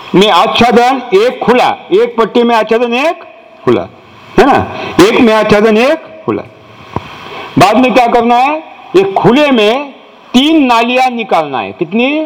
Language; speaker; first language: Hindi; non-native, local second language; Marathi